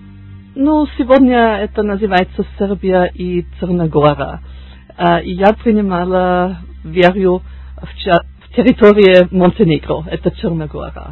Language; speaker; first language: Russian; non-native, learner; German